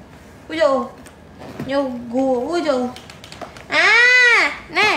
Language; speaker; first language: Vietnamese; non-native, learner; Indonesian